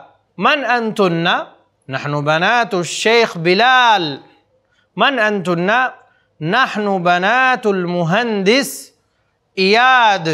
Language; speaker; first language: Arabic; non-native, fluent; Urdu